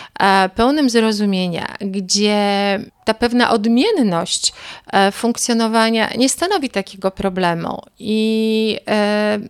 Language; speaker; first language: Polish; native; Polish